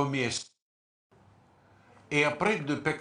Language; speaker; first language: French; non-native, learner; Italian